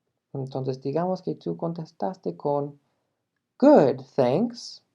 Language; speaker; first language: Spanish; non-native, fluent; English